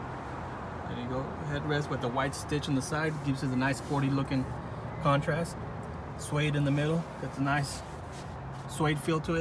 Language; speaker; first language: English; native; English